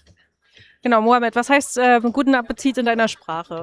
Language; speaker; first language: German; native; German